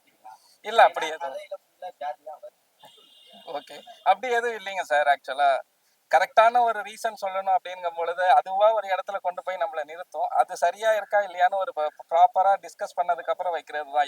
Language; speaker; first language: Tamil; native; Tamil